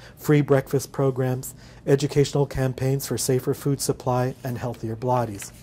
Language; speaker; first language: English; native; English